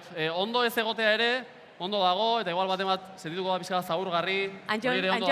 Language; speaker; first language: Basque; native; Basque